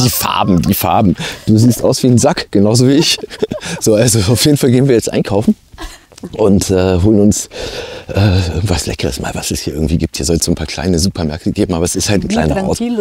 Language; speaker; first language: German; native; German